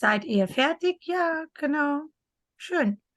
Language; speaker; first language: German; non-native, fluent; Turkish